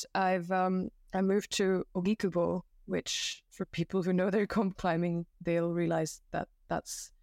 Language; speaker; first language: English; non-native, fluent; Dutch